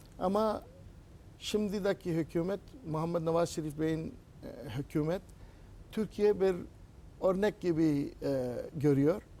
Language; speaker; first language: Turkish; non-native, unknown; Urdu